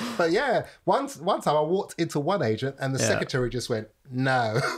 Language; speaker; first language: English; native; English